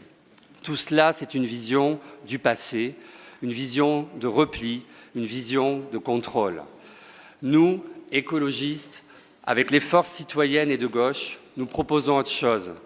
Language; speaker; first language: French; native; French